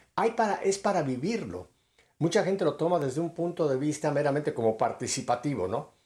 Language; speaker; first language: Spanish; native; Spanish